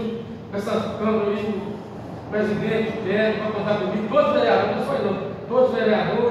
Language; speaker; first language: Portuguese; native; Portuguese